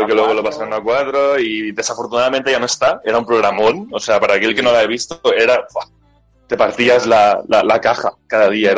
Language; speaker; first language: Spanish; native; Spanish